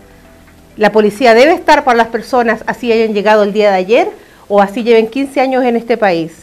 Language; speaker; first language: Spanish; native; Spanish